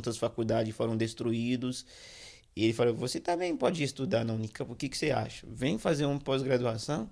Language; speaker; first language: Portuguese; non-native, fluent; Haitian Creole